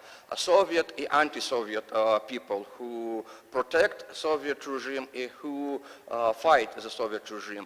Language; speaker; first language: English; non-native, learner; Russian